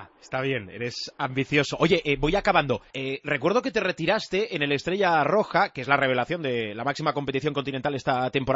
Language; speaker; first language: Spanish; native; Spanish